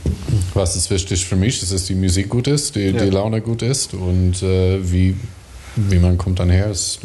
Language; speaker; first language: German; non-native, learner; English